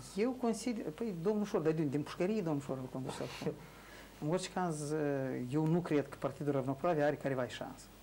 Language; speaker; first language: Romanian; native; Romanian